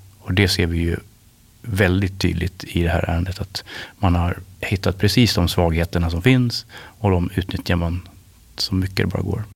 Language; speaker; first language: Swedish; native; Swedish